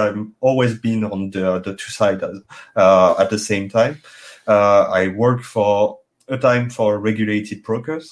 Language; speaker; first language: English; non-native, fluent; French